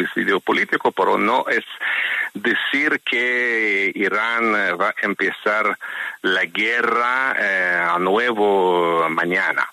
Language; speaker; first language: Spanish; non-native, fluent; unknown